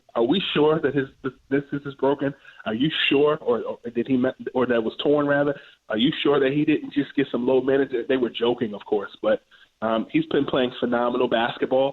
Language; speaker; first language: English; native; English